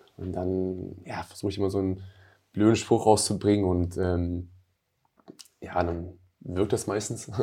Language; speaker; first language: German; early bilingual, other home language; Albanian